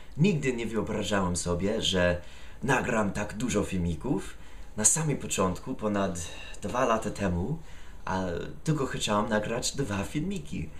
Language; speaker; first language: Polish; non-native, fluent; English